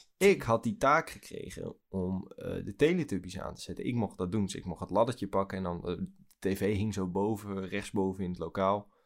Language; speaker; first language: Dutch; native; Dutch